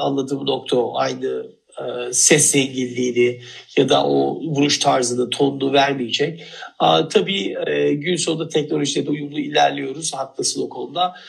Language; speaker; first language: Turkish; native; Turkish